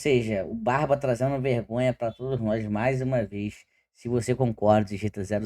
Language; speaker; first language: Portuguese; native; Portuguese